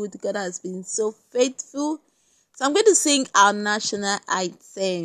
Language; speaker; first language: English; non-native, local second language; Esan